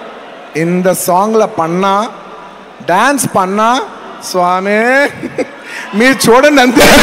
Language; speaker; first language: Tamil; non-native, local second language; Telugu